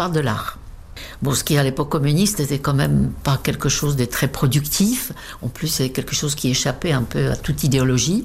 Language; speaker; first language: French; non-native, fluent; Czech